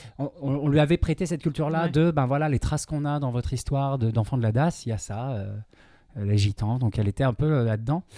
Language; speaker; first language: French; native; French